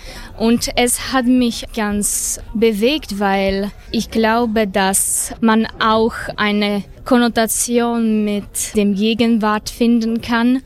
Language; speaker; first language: German; non-native, fluent; Slovak